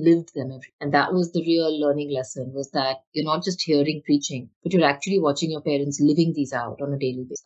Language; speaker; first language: English; non-native, local second language; Hindi